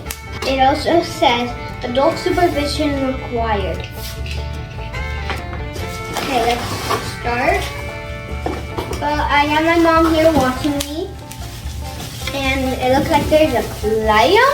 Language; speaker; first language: English; native; English